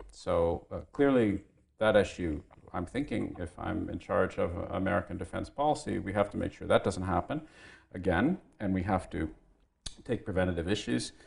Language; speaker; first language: English; native; English